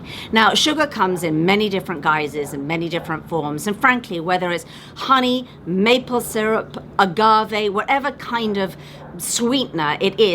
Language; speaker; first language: English; native; English